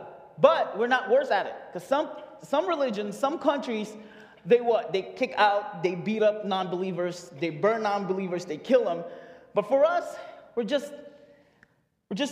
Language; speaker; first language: English; non-native, local second language; Filipino